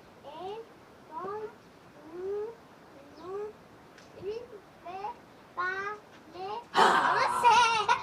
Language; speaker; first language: French; non-native, learner; Haitian Creole